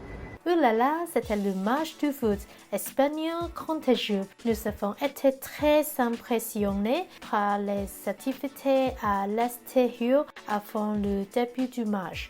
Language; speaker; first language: French; non-native, learner; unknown